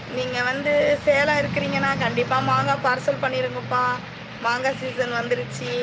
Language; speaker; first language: Tamil; native; Tamil